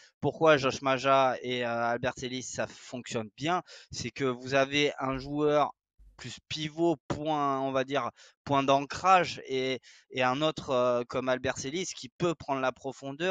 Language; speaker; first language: French; native; French